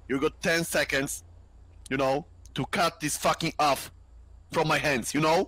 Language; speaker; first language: English; non-native, learner; Polish